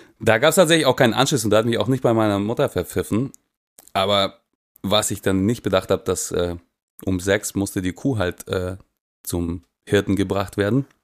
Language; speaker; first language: German; native; German